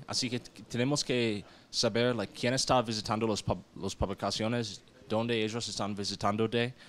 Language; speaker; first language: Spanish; non-native, learner; English